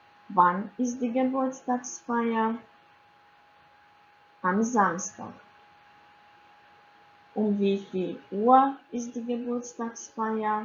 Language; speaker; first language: German; non-native, fluent; Croatian